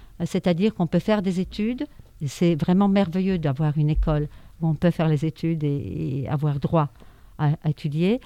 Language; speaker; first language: French; non-native, fluent; Polish